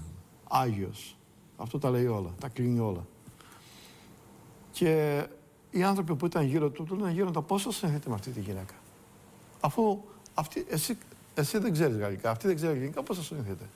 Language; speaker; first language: Greek; native; Greek